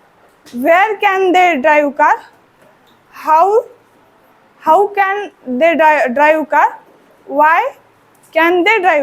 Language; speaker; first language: English; non-native, learner; Marathi